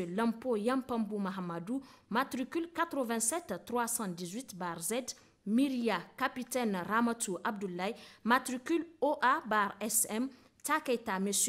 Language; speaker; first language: French; non-native, local second language; Hausa